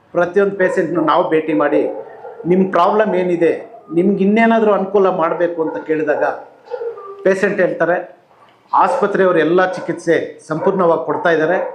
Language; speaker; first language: Kannada; native; Kannada